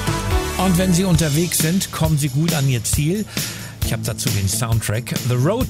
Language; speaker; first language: German; native; German